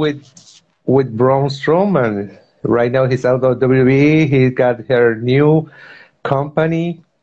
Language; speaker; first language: English; non-native, fluent; Spanish